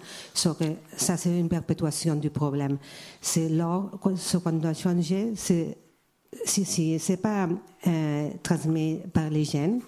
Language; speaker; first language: French; non-native, learner; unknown